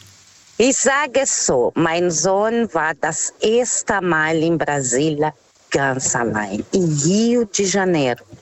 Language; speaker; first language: German; non-native, fluent; Portuguese